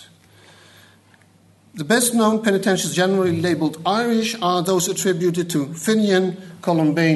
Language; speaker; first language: English; non-native, fluent; Dutch